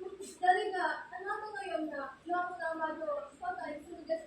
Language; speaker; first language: Japanese; non-native, learner; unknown